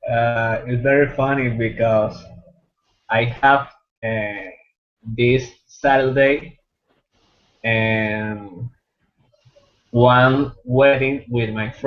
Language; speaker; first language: English; non-native, learner; Spanish